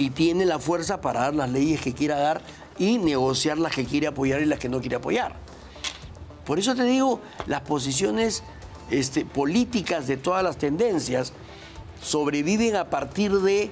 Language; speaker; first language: Spanish; native; Spanish